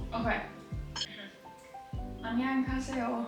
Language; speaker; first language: Korean; non-native, learner; Icelandic